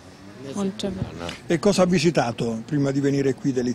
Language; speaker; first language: Italian; native; Italian